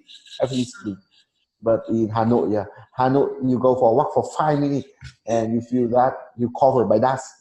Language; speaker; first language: English; non-native, learner; Vietnamese